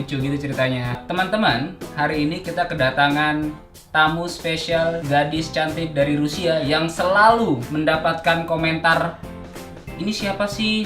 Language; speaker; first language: Indonesian; native; Indonesian